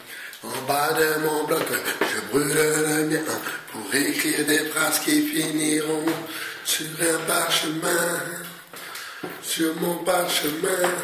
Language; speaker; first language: French; native; French